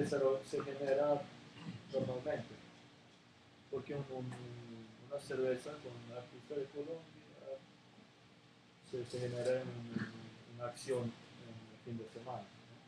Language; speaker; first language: Spanish; non-native, learner; Serbian